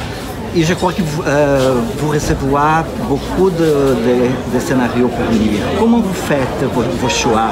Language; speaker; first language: French; non-native, learner; Portuguese